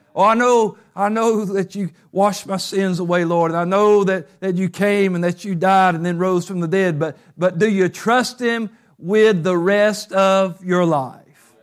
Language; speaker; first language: English; native; English